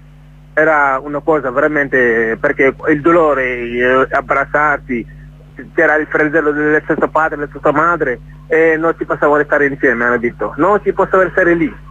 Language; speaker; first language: Italian; non-native, fluent; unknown